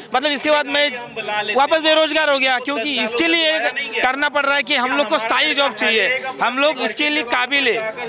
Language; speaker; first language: Hindi; non-native, local second language; Marathi